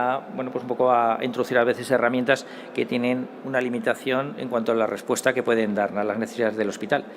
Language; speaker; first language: Spanish; native; Spanish